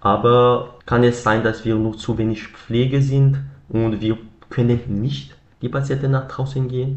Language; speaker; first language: German; non-native, learner; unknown